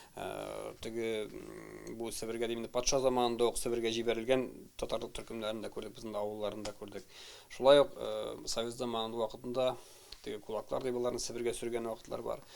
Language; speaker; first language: Tatar; native; Tatar